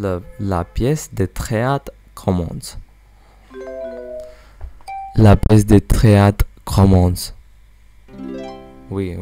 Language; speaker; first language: French; non-native, learner; English